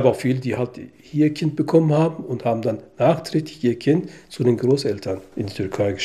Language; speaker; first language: German; early bilingual, other home language; Turkish